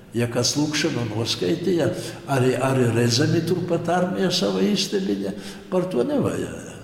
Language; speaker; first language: Latvian; non-native, local second language; Polish